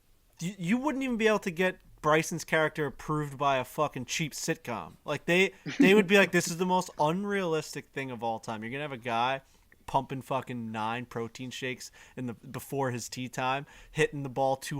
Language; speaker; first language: English; native; English